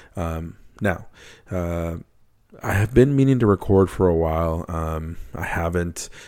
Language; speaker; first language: English; native; English